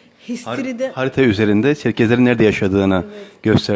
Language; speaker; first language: Turkish; native; Turkish